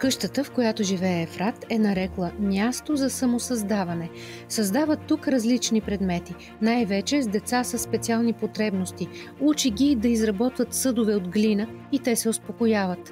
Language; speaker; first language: Bulgarian; native; Bulgarian